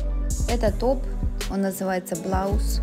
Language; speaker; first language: Russian; native; Russian